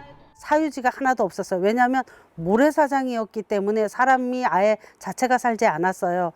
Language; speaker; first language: Korean; native; Korean